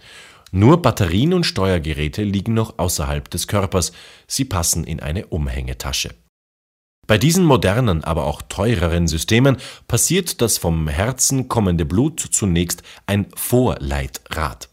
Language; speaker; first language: German; native; German